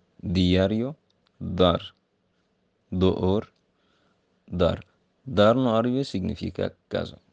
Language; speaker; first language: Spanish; non-native, learner; Arabic